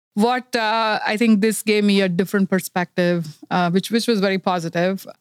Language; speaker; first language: English; non-native, local second language; Kannada